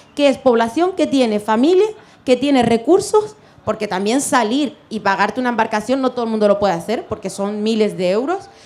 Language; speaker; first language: Spanish; non-native, fluent; Arabic